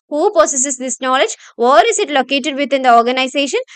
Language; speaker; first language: English; non-native, local second language; Malayalam